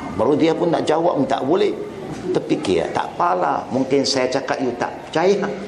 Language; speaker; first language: Malay; non-native, local second language; Chinese